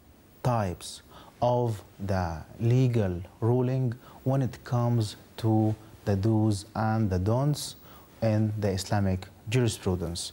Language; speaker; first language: English; non-native, fluent; Arabic